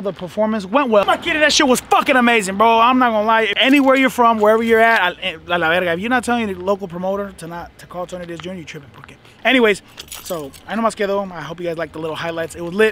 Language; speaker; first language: English; early bilingual, other home language; Spanish